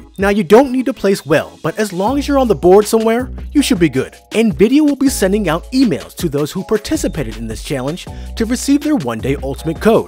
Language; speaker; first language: English; native; English